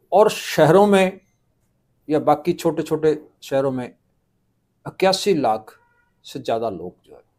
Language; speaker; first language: Hindi; non-native, local second language; Punjabi